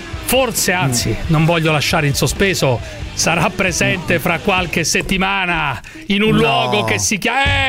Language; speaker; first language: Italian; native; Italian